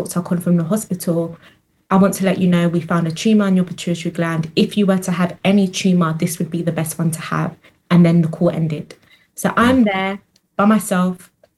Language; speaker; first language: English; native; English